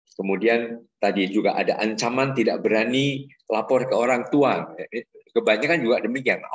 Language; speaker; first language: Indonesian; native; Indonesian